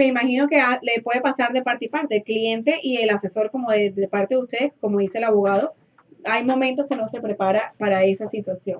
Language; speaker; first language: Spanish; native; Spanish